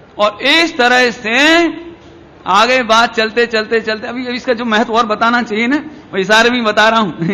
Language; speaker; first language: Hindi; native; Hindi